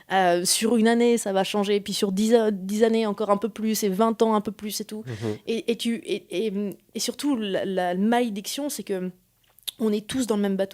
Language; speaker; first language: French; native; French